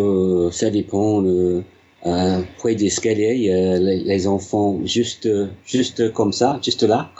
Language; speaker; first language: French; non-native, learner; English